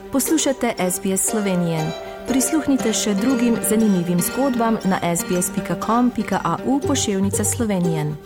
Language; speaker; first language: Slovenian; native; Slovenian